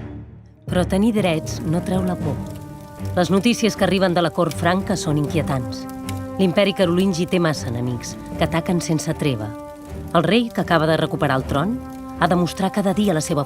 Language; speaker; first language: Catalan; native; Catalan